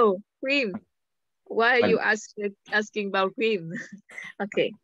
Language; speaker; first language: English; non-native, fluent; Vietnamese